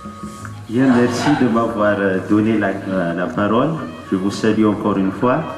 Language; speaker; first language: French; non-native, local second language; Malagasy